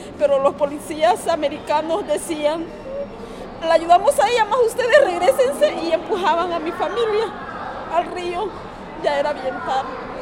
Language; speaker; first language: Spanish; native; Spanish